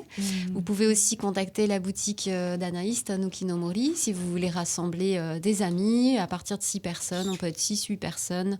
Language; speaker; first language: French; native; French